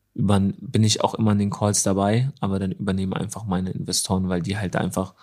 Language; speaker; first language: German; early bilingual, other home language; Arabic